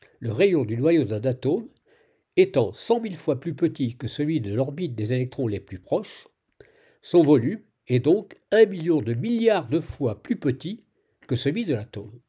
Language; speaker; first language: French; native; French